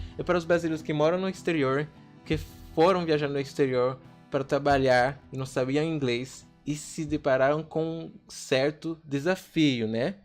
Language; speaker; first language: Portuguese; non-native, fluent; English